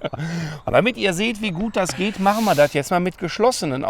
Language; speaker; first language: German; native; German